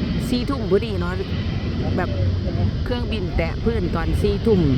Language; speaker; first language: Thai; non-native, local second language; Northeastern Thai